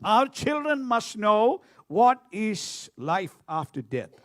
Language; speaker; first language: English; non-native, local second language; Malayalam